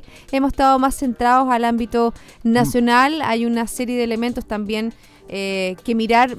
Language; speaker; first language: Spanish; native; Spanish